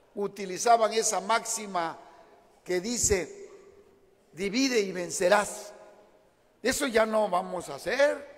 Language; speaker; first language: Spanish; native; Spanish